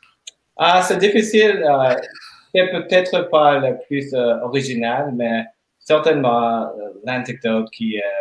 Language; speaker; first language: French; non-native, learner; English